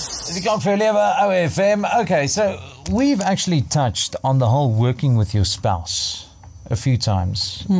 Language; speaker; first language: English; non-native, local second language; Afrikaans